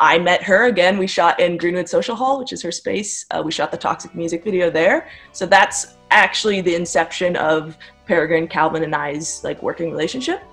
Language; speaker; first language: English; native; English